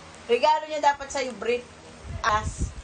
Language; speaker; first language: Filipino; native; Filipino